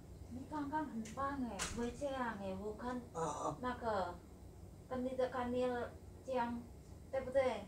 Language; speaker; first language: Chinese; non-native, learner; Indonesian